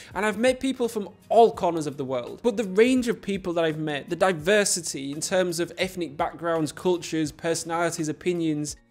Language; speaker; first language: English; native; English